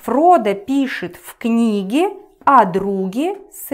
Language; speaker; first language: Russian; non-native, learner; English